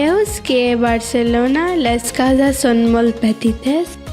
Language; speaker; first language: Catalan; non-native, learner; Spanish